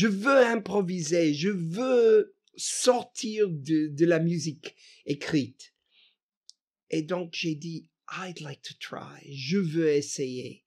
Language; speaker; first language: French; non-native, fluent; English